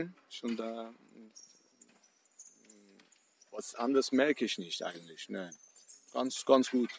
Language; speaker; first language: German; non-native, learner; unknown